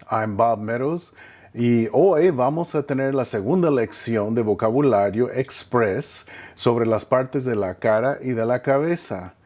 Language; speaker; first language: Spanish; non-native, fluent; English